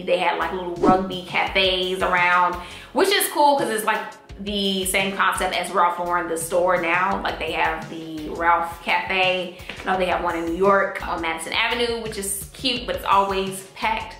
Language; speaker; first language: English; native; English